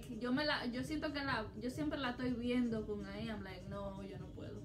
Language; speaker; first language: Spanish; early bilingual, heritage; Spanish